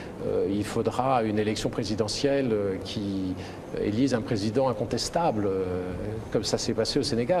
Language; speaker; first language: French; native; French